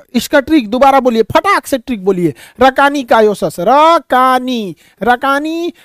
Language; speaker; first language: Hindi; native; Hindi